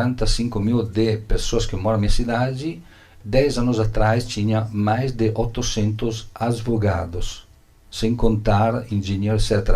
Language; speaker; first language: Portuguese; non-native, learner; Italian